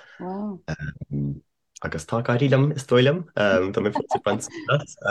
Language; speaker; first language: Irish; non-native, fluent; English